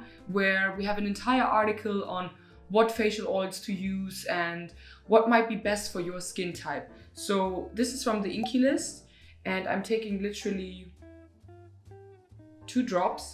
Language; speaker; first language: English; non-native, fluent; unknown